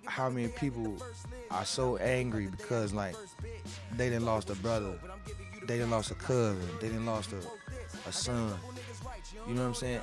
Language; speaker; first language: English; native; English